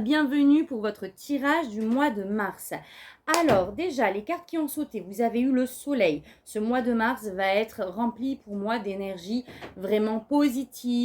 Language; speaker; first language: French; native; French